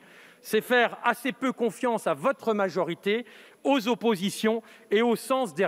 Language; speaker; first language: French; native; French